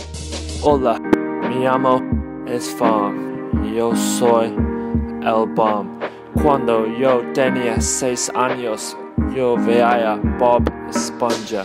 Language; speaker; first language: Spanish; non-native, learner; English